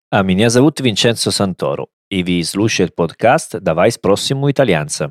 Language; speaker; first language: Russian; non-native, learner; Italian